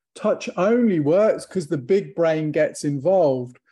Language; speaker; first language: English; native; English